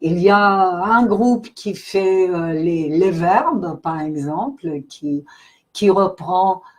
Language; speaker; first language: French; non-native, fluent; Russian